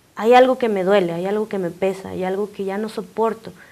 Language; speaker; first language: Spanish; native; Spanish